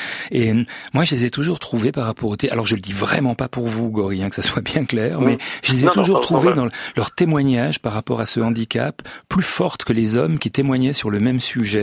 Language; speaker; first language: French; native; French